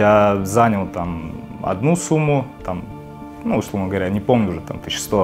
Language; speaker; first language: Russian; native; Russian